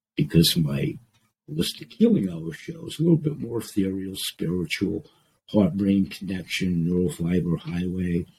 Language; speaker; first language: English; native; English